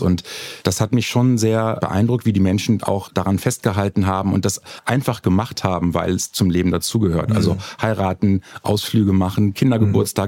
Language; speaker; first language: German; native; German